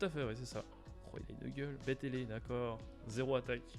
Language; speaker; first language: French; native; French